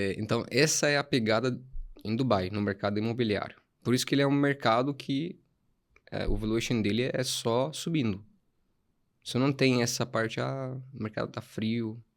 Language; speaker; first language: Portuguese; non-native, fluent; Arabic